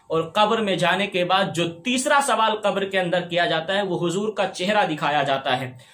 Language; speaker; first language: Urdu; native; Urdu